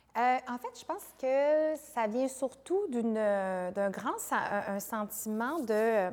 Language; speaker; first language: French; native; French